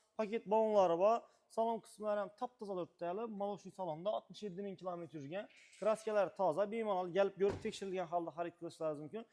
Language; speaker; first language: Uzbek; native; Uzbek